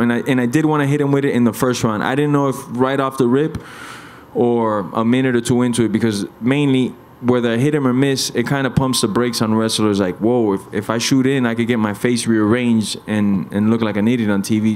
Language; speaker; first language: English; early bilingual, other home language; Spanish